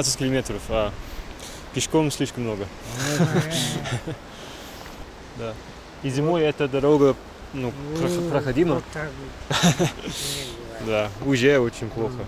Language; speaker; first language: Russian; non-native, learner; English